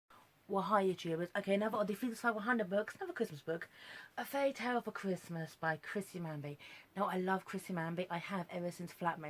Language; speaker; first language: English; native; English